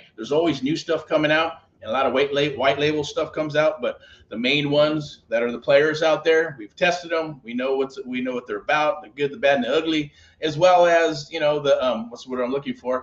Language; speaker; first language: English; native; English